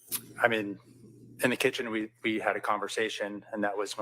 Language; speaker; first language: English; native; English